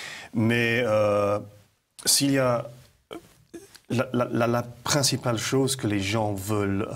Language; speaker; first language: French; non-native, fluent; English